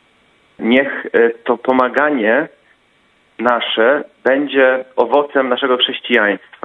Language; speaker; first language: Polish; native; Polish